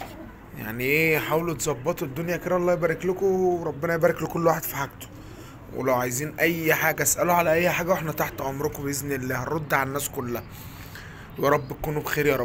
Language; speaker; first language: Arabic; native; Arabic